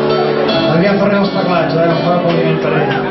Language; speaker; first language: Catalan; native; Catalan